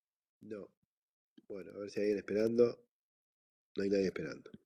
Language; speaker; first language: Spanish; native; Spanish